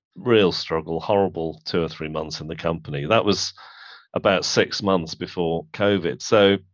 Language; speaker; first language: English; native; English